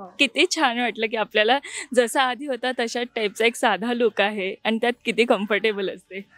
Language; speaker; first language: Marathi; native; Marathi